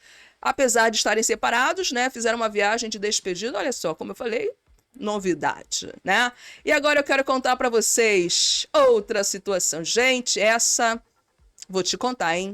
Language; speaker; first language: Portuguese; native; Portuguese